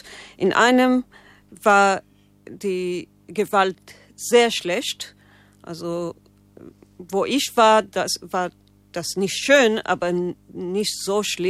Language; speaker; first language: German; non-native, learner; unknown